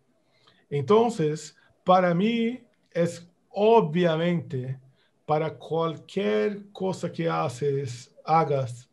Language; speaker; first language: Spanish; non-native, fluent; Portuguese